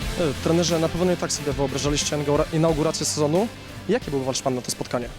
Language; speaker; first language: Polish; native; Polish